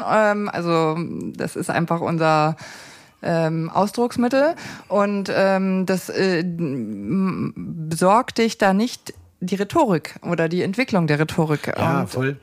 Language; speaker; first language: German; native; German